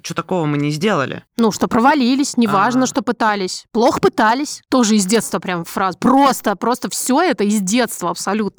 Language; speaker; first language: Russian; native; Russian